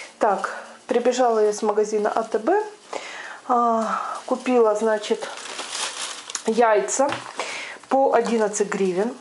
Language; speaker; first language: Russian; non-native, local second language; Ukrainian